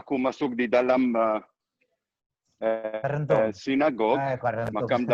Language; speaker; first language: Indonesian; non-native, learner; Hebrew